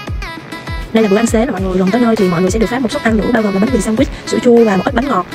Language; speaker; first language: Vietnamese; native; Vietnamese